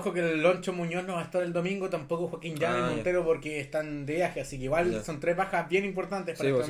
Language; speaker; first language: Spanish; native; Spanish